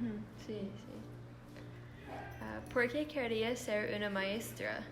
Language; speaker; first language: Spanish; non-native, learner; English